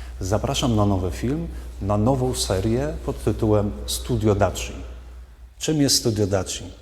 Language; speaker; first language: Polish; native; Polish